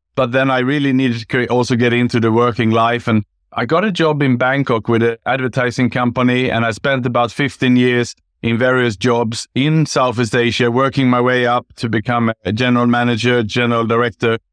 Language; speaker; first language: English; non-native, fluent; Swedish